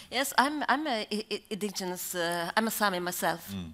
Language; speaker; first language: English; non-native, learner; Norwegian